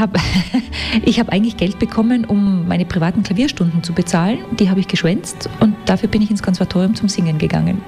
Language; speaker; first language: German; native; German